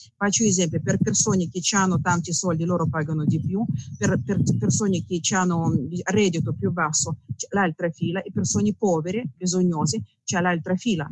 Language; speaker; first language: Italian; non-native, fluent; Russian